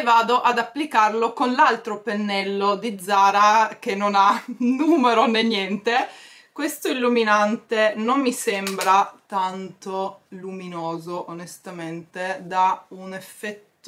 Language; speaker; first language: Italian; native; Italian